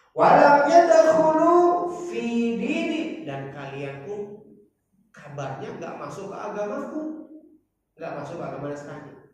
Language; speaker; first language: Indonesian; non-native, local second language; Batak Toba